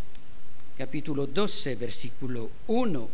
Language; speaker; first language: Spanish; non-native, fluent; French